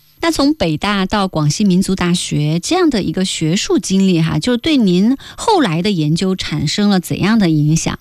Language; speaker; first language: Chinese; native; Chinese